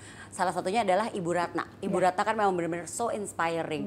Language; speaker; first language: Indonesian; native; Indonesian